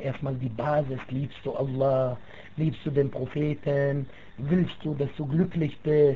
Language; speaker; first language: German; non-native, fluent; Arabic